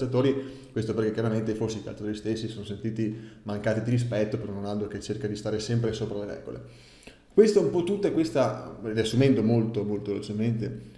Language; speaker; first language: Italian; native; Italian